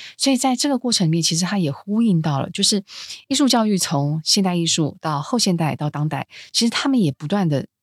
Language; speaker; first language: Chinese; native; Chinese